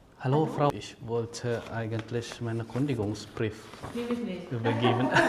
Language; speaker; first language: German; non-native, learner; Filipino